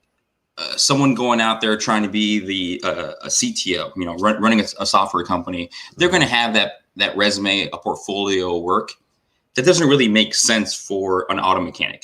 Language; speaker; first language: English; native; English